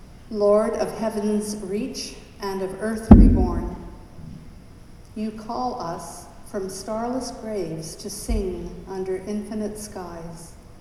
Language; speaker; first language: English; native; English